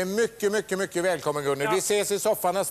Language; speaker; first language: Swedish; native; Swedish